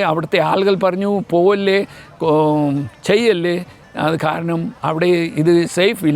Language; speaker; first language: Malayalam; early bilingual, heritage; Malayalam